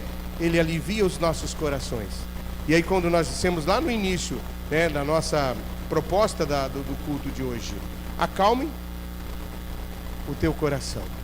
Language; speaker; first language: Portuguese; native; Portuguese